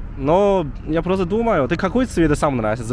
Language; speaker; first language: Russian; non-native, learner; Chinese